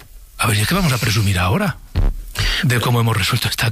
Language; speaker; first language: Spanish; native; Spanish